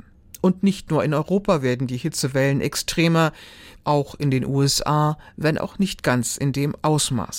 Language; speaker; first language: German; native; German